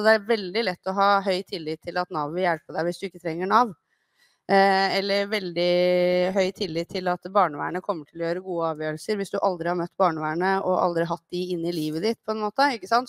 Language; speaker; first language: Norwegian; native; Norwegian